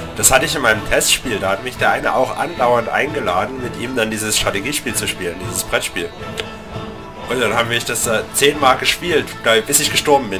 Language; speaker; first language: German; native; German